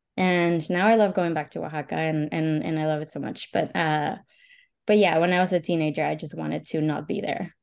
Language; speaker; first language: English; early bilingual, other home language; Spanish